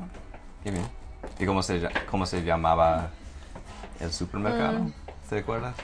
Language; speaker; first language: Spanish; non-native, fluent; English